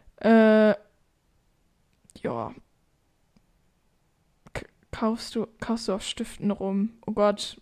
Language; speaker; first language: German; native; German